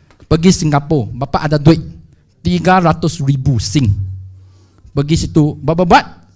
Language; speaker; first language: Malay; non-native, local second language; Chinese